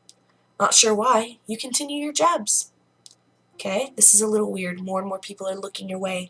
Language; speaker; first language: English; native; English